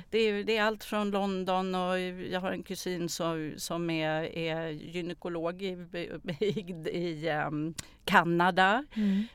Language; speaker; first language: Swedish; native; Swedish